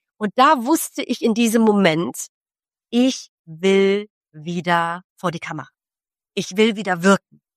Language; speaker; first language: German; early bilingual, other home language; Polish